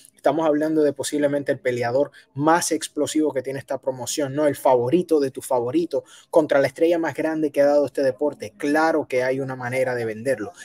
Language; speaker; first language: Spanish; native; Spanish